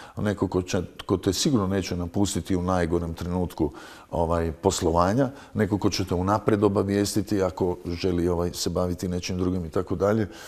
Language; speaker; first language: Croatian; native; Croatian